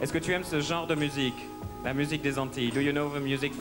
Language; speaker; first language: French; native; French